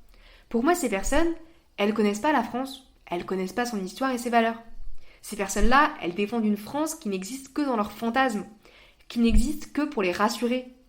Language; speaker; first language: French; native; French